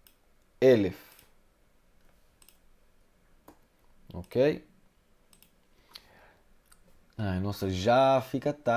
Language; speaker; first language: Portuguese; non-native, fluent; Hebrew